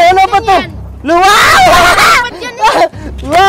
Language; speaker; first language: Filipino; native; Filipino